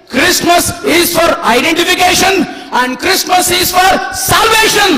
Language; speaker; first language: English; non-native, local second language; Telugu